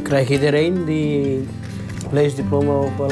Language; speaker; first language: Dutch; non-native, learner; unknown